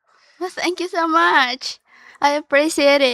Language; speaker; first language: English; non-native, learner; Indonesian